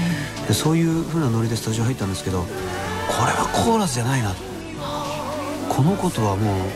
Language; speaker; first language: Japanese; native; Japanese